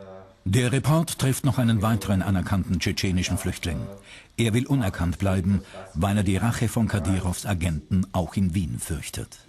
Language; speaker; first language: German; native; German